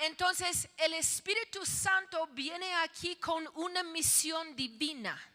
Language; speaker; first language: Spanish; non-native, fluent; English